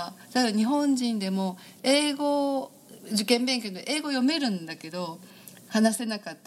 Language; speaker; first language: Japanese; native; Japanese